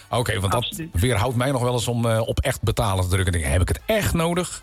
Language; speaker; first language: Dutch; native; Dutch